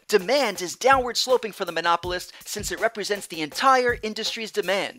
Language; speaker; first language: English; native; English